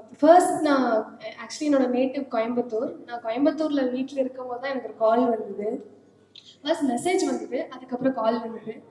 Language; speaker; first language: Tamil; native; Tamil